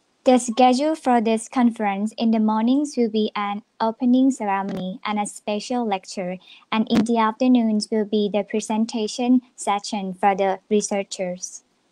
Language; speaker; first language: English; non-native, fluent; Thai